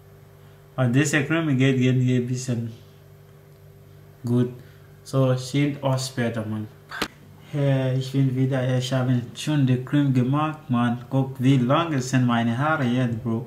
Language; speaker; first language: German; non-native, learner; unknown